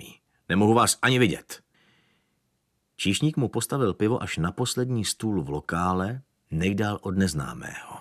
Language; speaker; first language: Czech; native; Czech